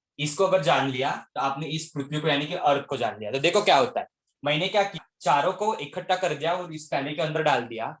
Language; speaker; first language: Hindi; non-native, local second language; Marathi